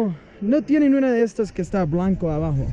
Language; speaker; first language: Spanish; non-native, learner; English